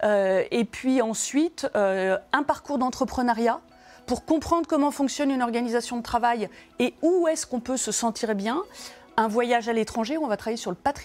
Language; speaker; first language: French; native; French